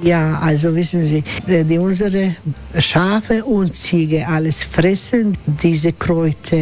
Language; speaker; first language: German; non-native, learner; Croatian